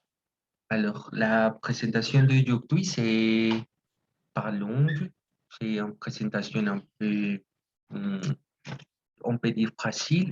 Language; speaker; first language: French; non-native, fluent; Spanish